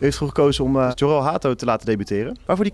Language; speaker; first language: Dutch; native; Dutch